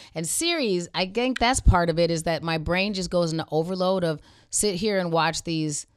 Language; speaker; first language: English; native; English